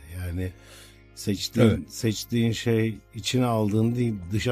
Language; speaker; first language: Turkish; native; Turkish